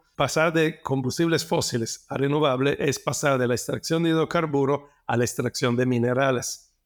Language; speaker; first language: Spanish; non-native, fluent; Italian